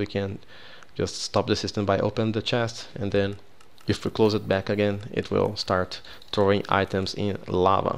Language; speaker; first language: English; non-native, fluent; Portuguese